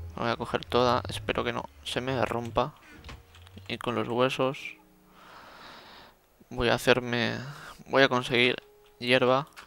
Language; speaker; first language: Spanish; native; Spanish